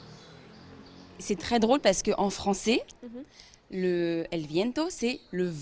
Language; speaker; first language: French; native; French